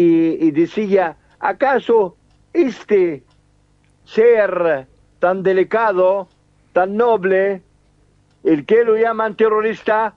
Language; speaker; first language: Spanish; non-native, fluent; Arabic